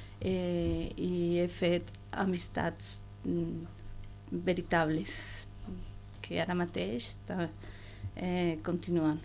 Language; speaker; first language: Catalan; non-native, learner; Spanish